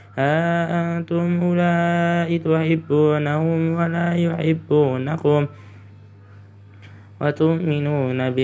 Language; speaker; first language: Arabic; non-native, learner; Indonesian